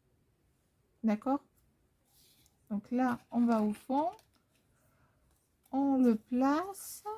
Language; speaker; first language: French; native; French